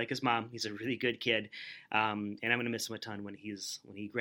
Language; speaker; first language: English; native; English